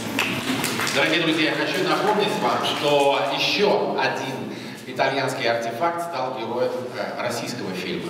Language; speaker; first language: Russian; native; Russian